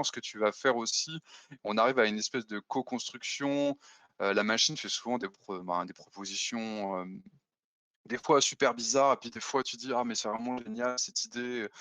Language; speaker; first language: French; native; French